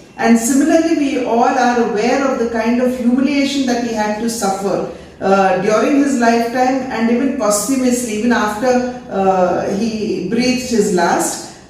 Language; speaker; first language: English; non-native, local second language; Telugu